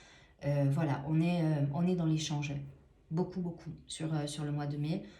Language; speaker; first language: French; native; French